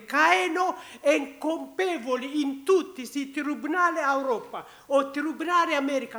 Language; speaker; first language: Italian; non-native, learner; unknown